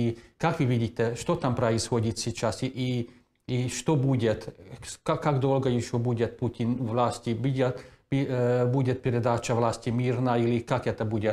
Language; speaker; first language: Russian; non-native, fluent; Hungarian